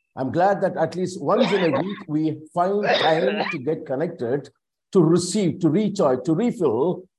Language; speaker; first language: English; non-native, local second language; Tamil